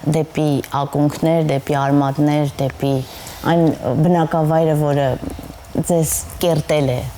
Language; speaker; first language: Armenian; native; Armenian